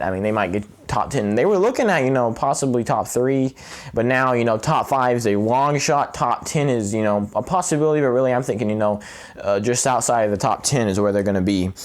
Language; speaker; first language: English; native; English